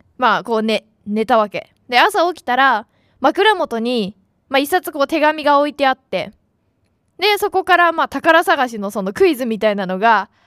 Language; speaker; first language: Japanese; native; Japanese